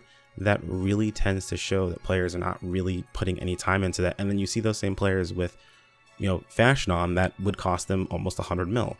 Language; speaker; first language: English; native; English